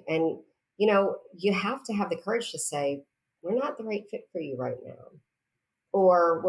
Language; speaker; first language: English; native; English